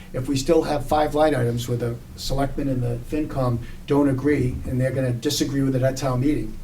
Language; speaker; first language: English; native; English